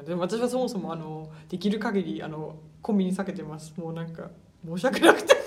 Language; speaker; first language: Japanese; early bilingual, other home language; German